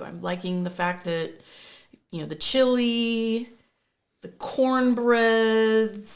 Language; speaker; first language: English; native; English